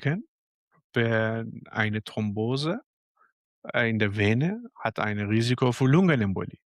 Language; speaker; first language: German; non-native, fluent; Arabic